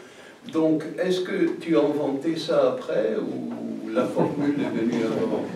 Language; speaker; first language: French; non-native, fluent; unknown